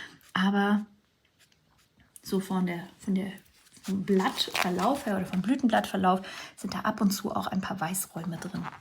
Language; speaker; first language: German; native; German